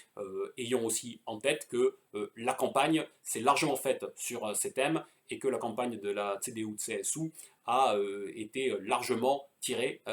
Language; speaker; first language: French; native; French